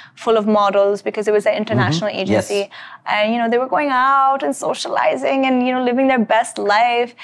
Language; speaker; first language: English; native; English